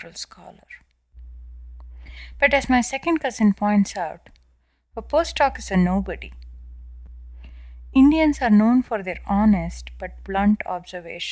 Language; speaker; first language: English; non-native, local second language; Tamil